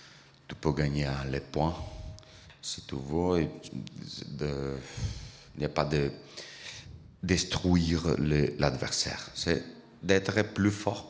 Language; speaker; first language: French; non-native, learner; Italian